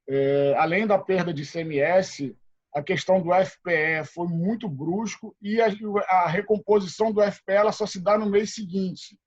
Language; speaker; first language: Portuguese; native; Portuguese